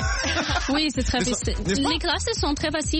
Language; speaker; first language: French; non-native, local second language; Arabic